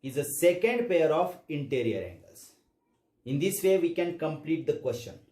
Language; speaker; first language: English; non-native, local second language; Marathi